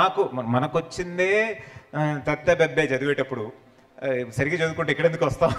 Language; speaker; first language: Telugu; native; Telugu